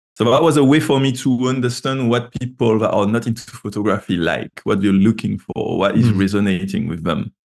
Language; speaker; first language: English; non-native, fluent; French